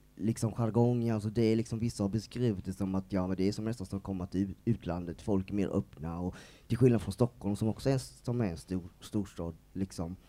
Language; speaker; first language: Swedish; native; Swedish